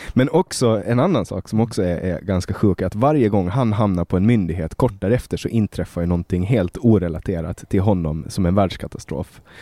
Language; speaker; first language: Swedish; native; Swedish